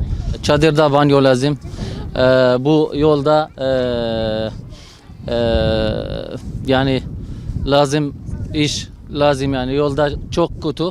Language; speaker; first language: Turkish; non-native, learner; Arabic